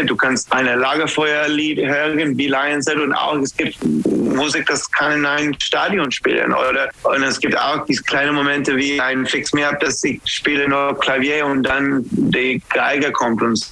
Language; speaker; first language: German; non-native, fluent; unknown